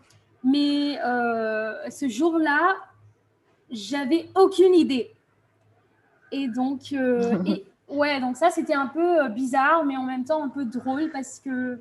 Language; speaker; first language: French; non-native, fluent; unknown